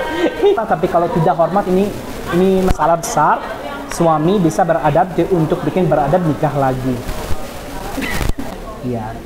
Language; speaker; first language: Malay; non-native, learner; Arabic